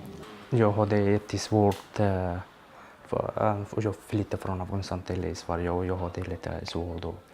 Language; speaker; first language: Swedish; non-native, learner; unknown